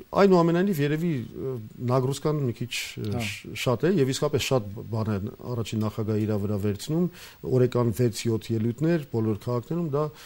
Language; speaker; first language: Armenian; native; Armenian